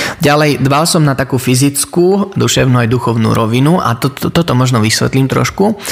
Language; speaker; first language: Slovak; early bilingual, heritage; Slovak